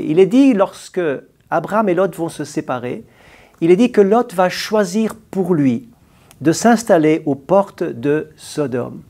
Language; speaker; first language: French; native; French